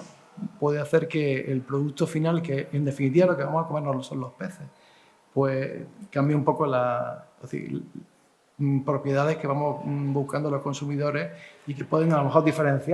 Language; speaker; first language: Spanish; native; Spanish